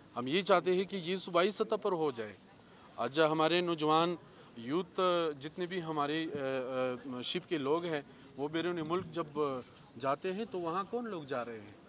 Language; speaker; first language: Urdu; non-native, local second language; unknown